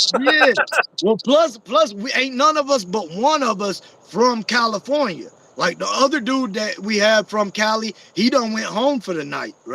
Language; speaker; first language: English; native; English